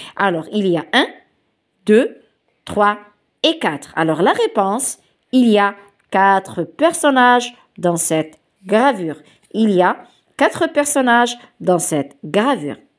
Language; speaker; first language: French; non-native, local second language; Arabic